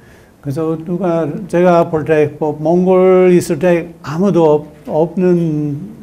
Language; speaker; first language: Korean; non-native, learner; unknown